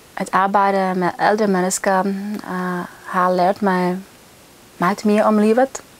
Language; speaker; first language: Danish; non-native, fluent; Czech